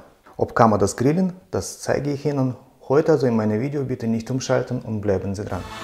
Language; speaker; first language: German; non-native, fluent; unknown